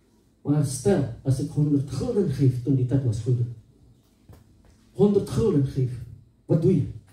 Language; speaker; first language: Dutch; non-native, learner; Indonesian